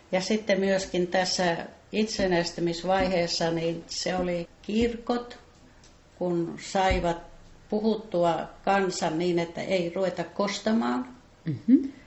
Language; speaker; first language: Finnish; native; Finnish